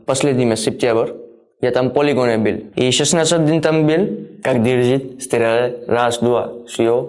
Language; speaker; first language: Russian; non-native, learner; Gujarati